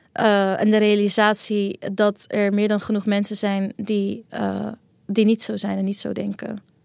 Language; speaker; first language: Dutch; early bilingual, other home language; Kurdish